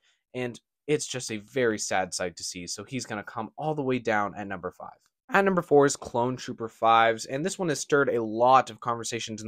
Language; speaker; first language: English; native; English